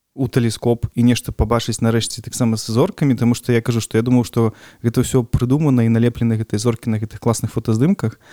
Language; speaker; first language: Belarusian; non-native, local second language; Russian